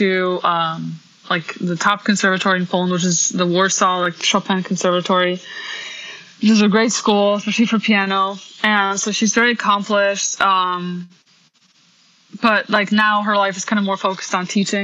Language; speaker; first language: English; early bilingual, other home language; Polish